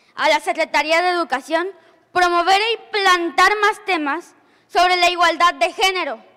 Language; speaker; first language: Spanish; native; Spanish